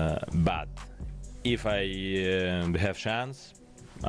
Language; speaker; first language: English; non-native, learner; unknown